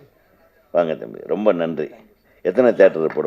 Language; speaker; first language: Tamil; native; Tamil